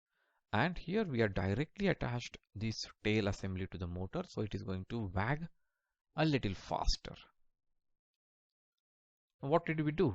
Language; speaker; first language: English; non-native, local second language; Marathi